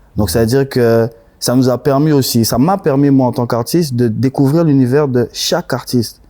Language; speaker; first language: French; native; French